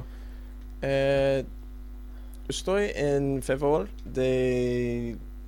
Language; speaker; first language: Spanish; non-native, learner; English